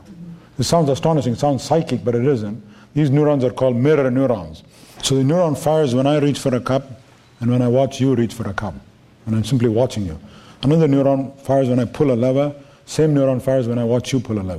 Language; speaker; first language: English; non-native, local second language; Tamil